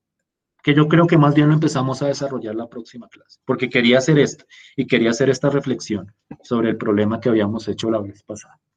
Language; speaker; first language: Spanish; native; Spanish